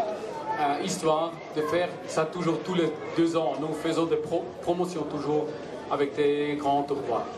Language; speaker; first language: French; non-native, learner; German